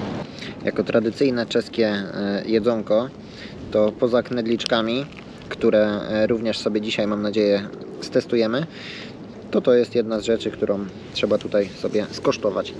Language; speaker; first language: Polish; native; Polish